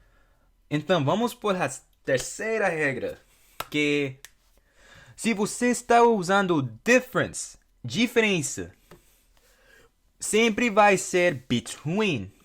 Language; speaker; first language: Portuguese; non-native, fluent; English